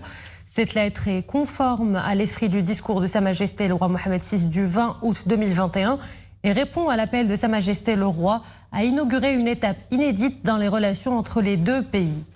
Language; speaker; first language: French; non-native, local second language; Arabic